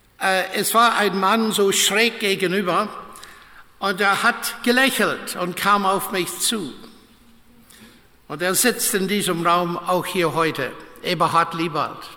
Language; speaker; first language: German; non-native, fluent; English